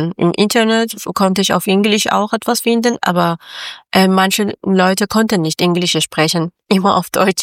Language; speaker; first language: German; non-native, learner; Persian